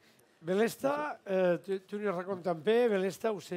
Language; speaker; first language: French; non-native, fluent; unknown